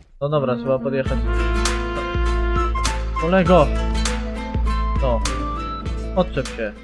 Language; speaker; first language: Polish; native; Polish